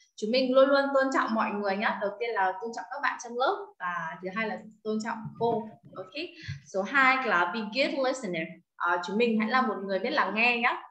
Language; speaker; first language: Vietnamese; native; Vietnamese